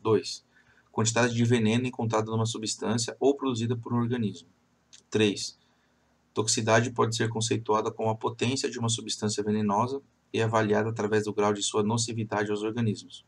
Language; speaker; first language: Portuguese; native; Portuguese